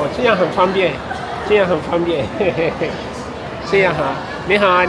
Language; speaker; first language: Chinese; non-native, fluent; English